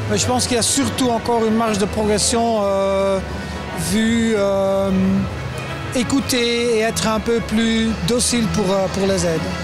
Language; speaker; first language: French; non-native, local second language; Dutch